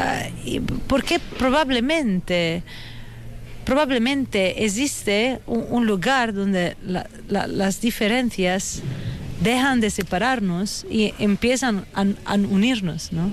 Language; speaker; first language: Spanish; non-native, fluent; Italian